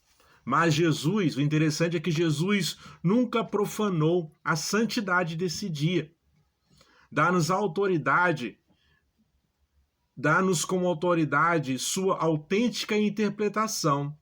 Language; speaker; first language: Portuguese; native; Portuguese